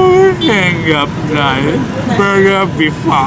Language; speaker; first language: Vietnamese; non-native, learner; Japanese